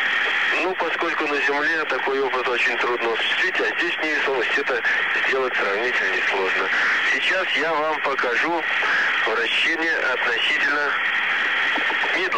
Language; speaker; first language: Russian; native; Russian